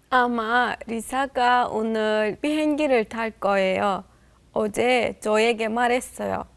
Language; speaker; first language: Korean; non-native, learner; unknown